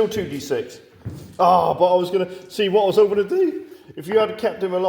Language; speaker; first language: English; native; English